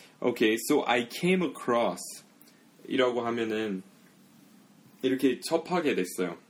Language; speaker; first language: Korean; early bilingual, heritage; English